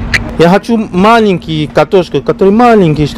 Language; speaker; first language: Russian; non-native, learner; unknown